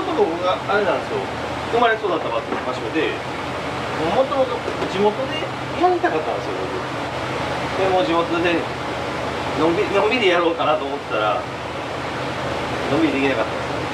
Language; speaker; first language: Japanese; native; Japanese